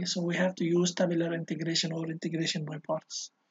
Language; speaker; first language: English; non-native, local second language; Arabic